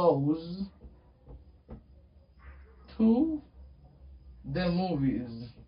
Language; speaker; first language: English; non-native, fluent; Spanish